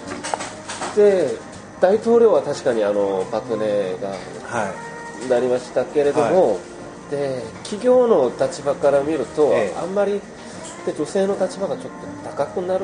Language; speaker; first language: Japanese; non-native, fluent; Korean